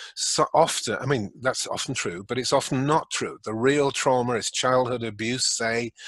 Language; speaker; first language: English; native; English